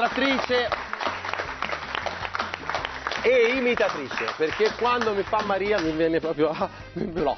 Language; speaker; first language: Italian; native; Italian